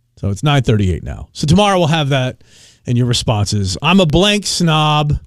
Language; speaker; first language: English; native; English